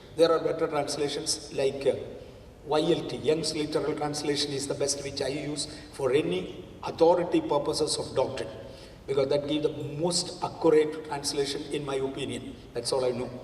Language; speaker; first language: English; non-native, local second language; Malayalam